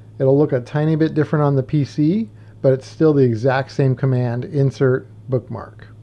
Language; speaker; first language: English; native; English